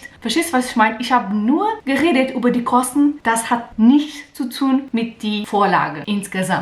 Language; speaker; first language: German; non-native, learner; Portuguese